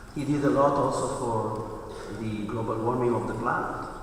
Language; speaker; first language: English; non-native, fluent; Italian